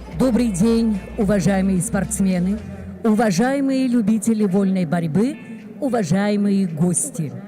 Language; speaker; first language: Russian; non-native, local second language; Yakut